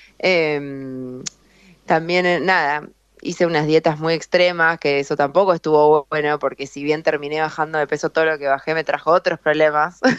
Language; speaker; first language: Spanish; native; Spanish